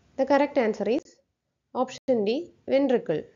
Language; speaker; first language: English; non-native, local second language; Malayalam